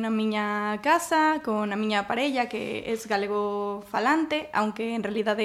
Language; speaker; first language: Galician; non-native, fluent; Spanish